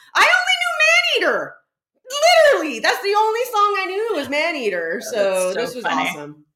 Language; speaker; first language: English; native; English